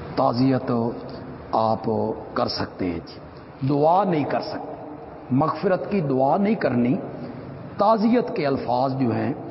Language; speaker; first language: Urdu; non-native, local second language; Punjabi